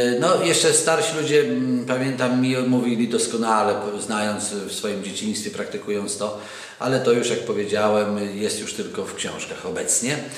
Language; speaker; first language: Polish; non-native, local second language; Kashubian